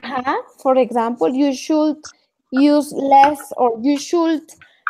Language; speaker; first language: English; non-native, fluent; Spanish